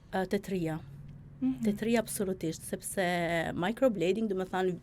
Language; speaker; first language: Albanian; early bilingual, heritage; Albanian